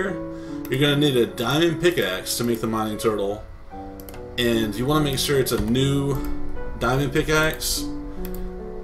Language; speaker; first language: English; native; English